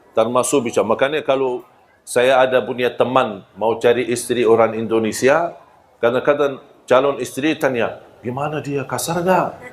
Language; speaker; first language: Malay; non-native, fluent; Arabic